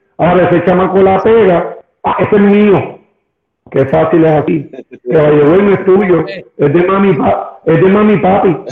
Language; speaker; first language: Spanish; native; Spanish